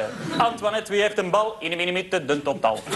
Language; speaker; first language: Dutch; native; Dutch